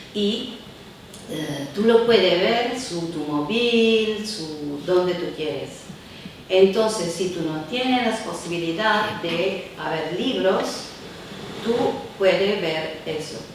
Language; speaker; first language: Spanish; non-native, fluent; Italian